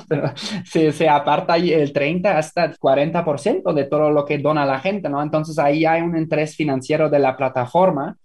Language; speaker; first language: Spanish; non-native, fluent; German